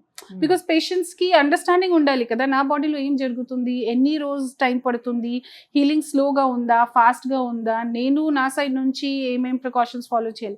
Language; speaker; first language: Telugu; non-native, fluent; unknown